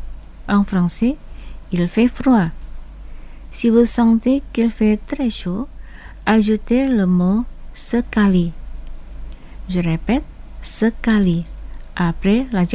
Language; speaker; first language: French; non-native, fluent; Indonesian